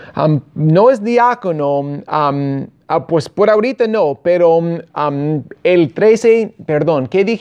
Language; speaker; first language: Spanish; non-native, fluent; English